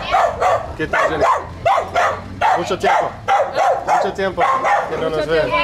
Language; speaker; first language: Spanish; non-native, learner; English